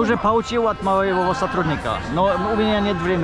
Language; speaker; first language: Russian; non-native, learner; Polish